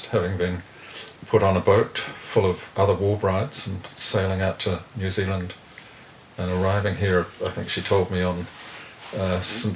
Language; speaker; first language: English; native; English